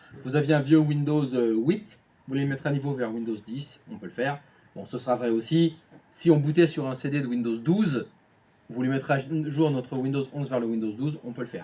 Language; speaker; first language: French; native; French